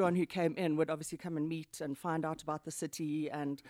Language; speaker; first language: English; native; English